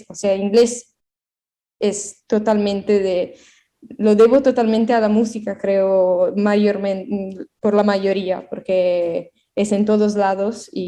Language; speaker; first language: Spanish; non-native, fluent; Italian